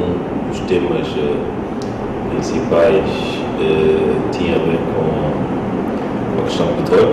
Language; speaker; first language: Portuguese; non-native, fluent; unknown